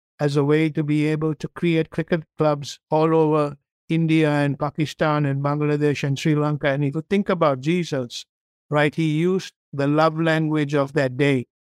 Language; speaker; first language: English; non-native, local second language; Tamil